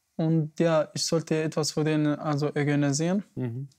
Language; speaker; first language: German; non-native, fluent; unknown